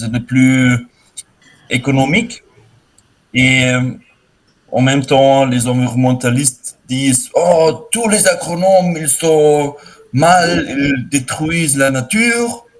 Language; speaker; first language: French; non-native, fluent; German